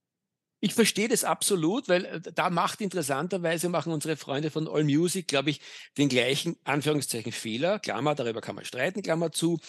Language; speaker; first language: German; native; German